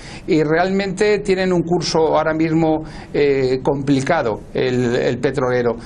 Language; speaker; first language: Spanish; native; Spanish